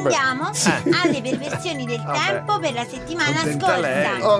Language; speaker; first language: Italian; native; Italian